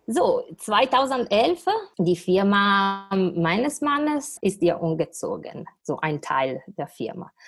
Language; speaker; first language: German; non-native, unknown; Italian